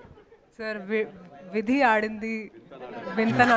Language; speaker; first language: Telugu; non-native, local second language; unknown